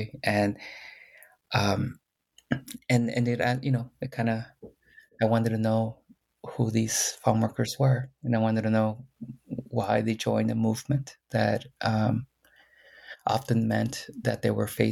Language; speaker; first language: English; early bilingual, other home language; Spanish